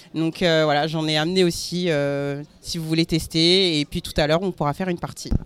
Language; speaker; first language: French; early bilingual, other home language; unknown